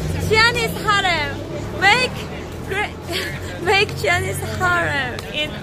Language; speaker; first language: English; non-native, learner; Korean